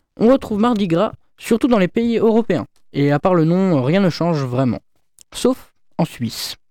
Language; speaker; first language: French; native; French